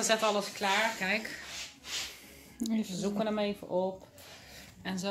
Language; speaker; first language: Dutch; native; Dutch